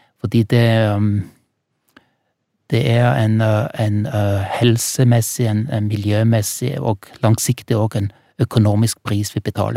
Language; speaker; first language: Norwegian; non-native, fluent; German